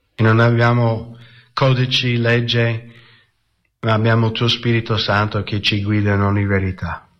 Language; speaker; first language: Italian; non-native, fluent; English